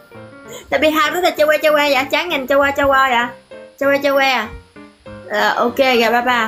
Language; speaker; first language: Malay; non-native, learner; Vietnamese